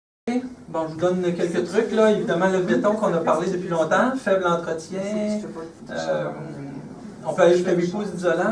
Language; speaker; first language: French; native; French